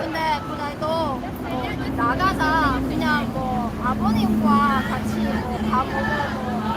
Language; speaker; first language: Korean; non-native, learner; Cantonese